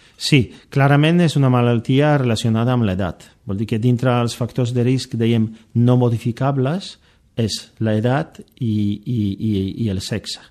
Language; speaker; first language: Catalan; non-native, fluent; Polish